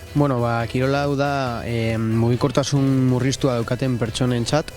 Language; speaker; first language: Basque; native; Basque